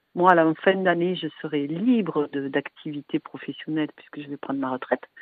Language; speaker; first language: French; native; French